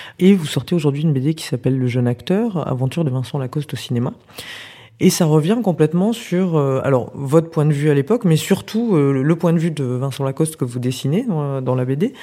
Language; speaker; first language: French; native; French